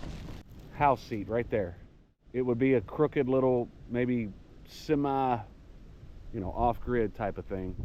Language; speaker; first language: English; native; English